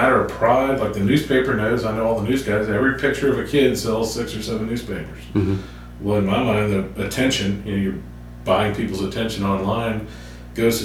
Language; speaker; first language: English; native; English